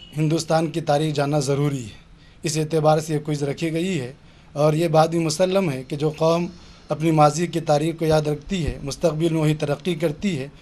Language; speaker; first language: Urdu; native; Urdu